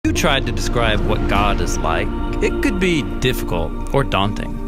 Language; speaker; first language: English; native; English